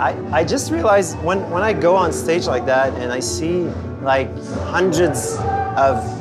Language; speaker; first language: English; non-native, local second language; French